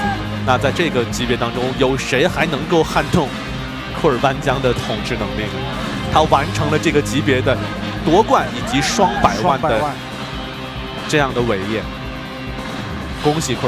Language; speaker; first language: Chinese; native; Chinese